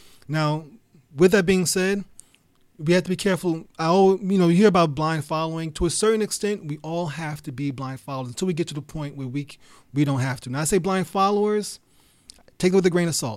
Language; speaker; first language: English; native; English